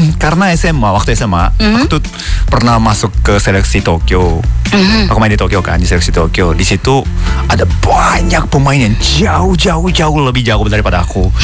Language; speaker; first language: Indonesian; non-native, fluent; Japanese